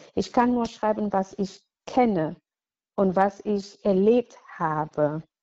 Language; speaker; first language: German; non-native, fluent; English